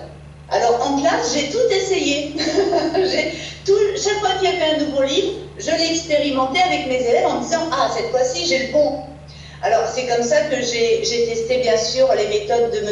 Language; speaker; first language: French; native; French